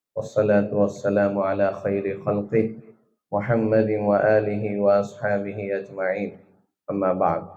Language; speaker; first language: Urdu; native; Urdu